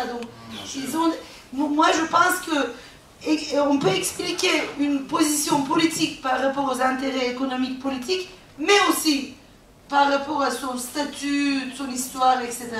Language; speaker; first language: French; non-native, fluent; Turkish